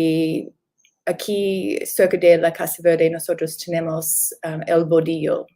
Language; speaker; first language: Spanish; non-native, learner; English